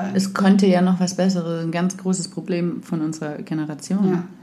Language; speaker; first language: German; native; German